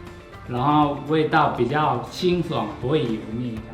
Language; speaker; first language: Chinese; non-native, fluent; Thai